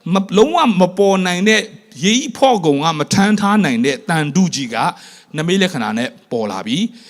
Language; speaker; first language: Burmese; non-native, local second language; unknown